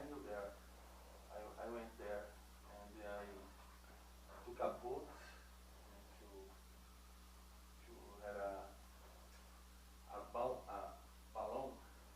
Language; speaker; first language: English; non-native, learner; Portuguese